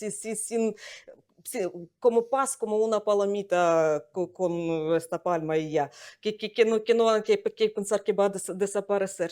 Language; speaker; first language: Spanish; non-native, fluent; Ukrainian